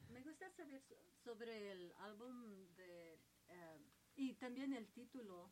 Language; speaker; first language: Spanish; early bilingual, heritage; Spanish